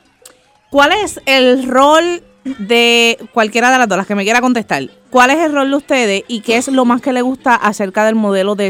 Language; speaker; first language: Spanish; native; Spanish